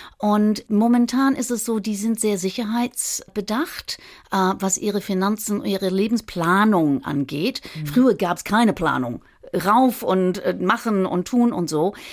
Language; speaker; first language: German; non-native, fluent; English